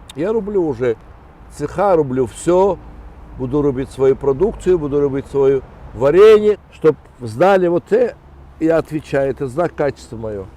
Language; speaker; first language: Ukrainian; non-native, fluent; Azerbaijani